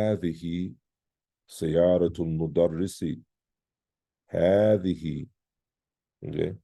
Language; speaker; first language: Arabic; non-native, fluent; English